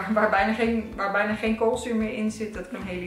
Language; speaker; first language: Dutch; native; Dutch